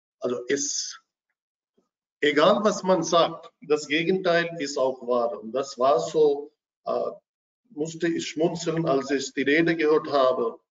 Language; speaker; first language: German; non-native, fluent; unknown